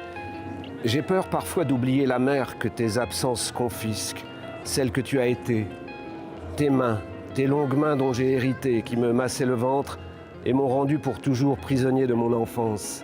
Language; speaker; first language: French; native; French